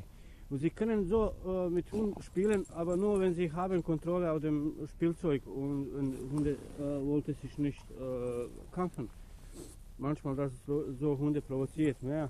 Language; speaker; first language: German; non-native, learner; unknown